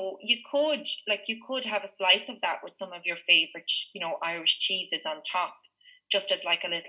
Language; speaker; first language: English; native; English